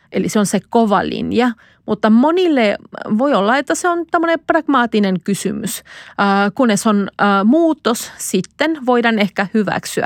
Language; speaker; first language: Finnish; non-native, fluent; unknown